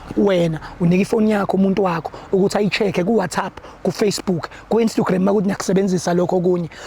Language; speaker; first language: Zulu; native; Zulu